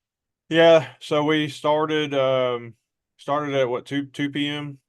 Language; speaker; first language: English; native; English